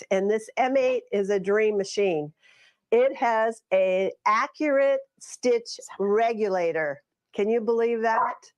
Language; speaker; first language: English; native; English